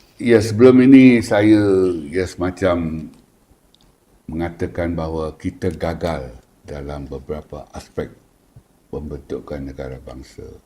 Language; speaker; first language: Malay; non-native, local second language; Chinese